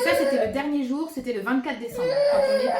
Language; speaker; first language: French; native; French